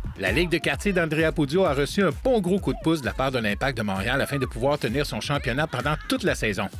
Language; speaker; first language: French; native; French